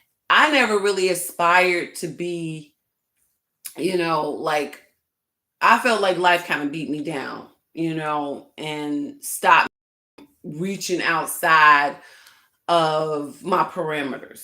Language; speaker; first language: English; native; English